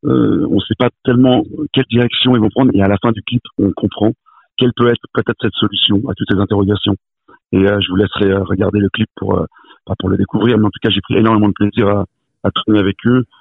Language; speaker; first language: French; native; French